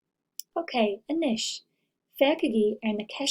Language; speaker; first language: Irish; non-native, local second language; English